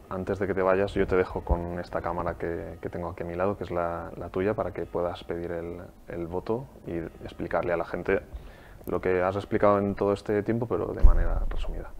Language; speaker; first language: Spanish; native; Spanish